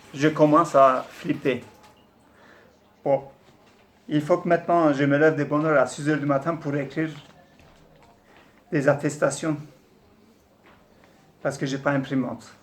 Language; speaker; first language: French; non-native, fluent; Turkish